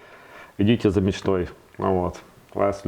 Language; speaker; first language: Russian; native; Russian